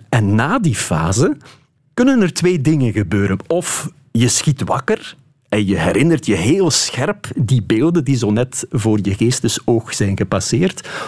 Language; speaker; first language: Dutch; native; Dutch